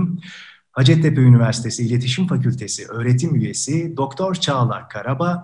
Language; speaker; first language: Turkish; native; Turkish